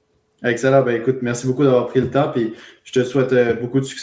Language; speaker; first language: French; native; French